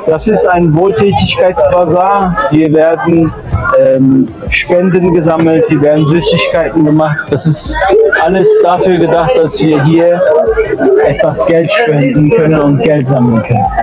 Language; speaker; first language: German; early bilingual, other home language; Turkish